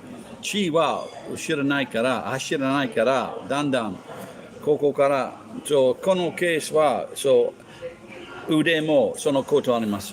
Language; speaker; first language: Japanese; non-native, learner; English